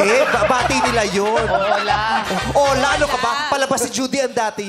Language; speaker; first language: Filipino; native; Filipino